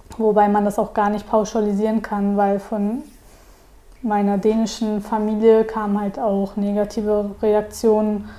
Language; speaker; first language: German; early bilingual, other home language; Turkish